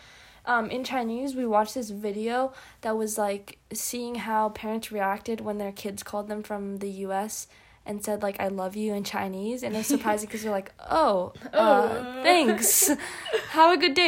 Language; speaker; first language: English; native; English